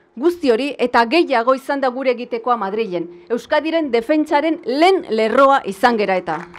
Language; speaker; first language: Basque; non-native, local second language; Spanish